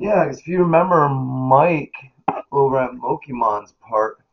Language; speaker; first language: English; native; English